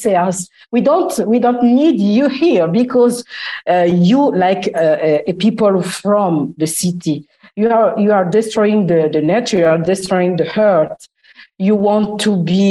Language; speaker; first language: English; non-native, learner; Lingala